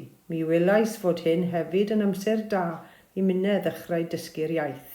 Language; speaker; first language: Welsh; non-native, fluent; German